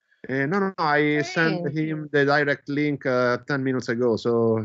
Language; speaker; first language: English; non-native, fluent; Italian